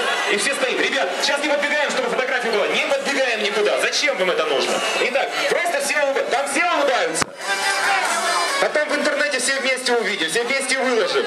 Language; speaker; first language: Russian; native; Russian